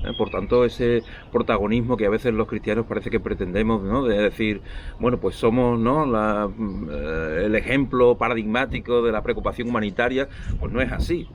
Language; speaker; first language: Spanish; native; Spanish